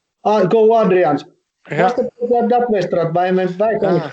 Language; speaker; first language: Dutch; non-native, fluent; Finnish